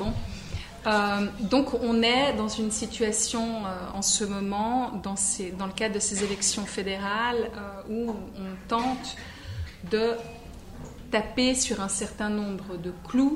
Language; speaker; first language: French; native; French